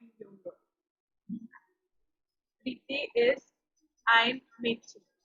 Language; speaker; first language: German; non-native, learner; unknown